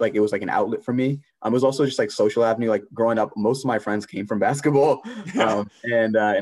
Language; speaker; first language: English; native; English